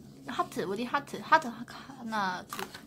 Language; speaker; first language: Korean; non-native, learner; Chinese